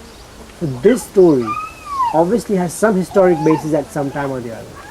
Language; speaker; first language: English; early bilingual, heritage; Gujarati